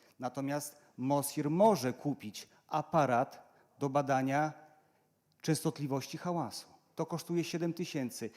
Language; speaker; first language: Polish; native; Polish